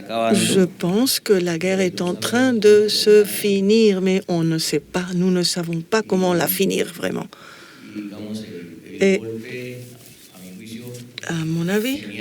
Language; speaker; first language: French; non-native, fluent; Spanish